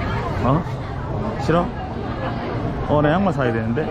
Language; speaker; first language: Korean; native; Korean